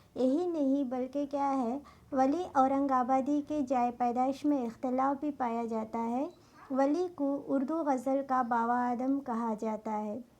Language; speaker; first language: Urdu; native; Urdu